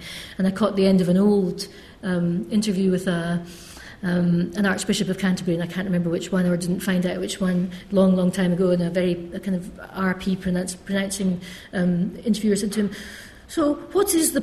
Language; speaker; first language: English; native; English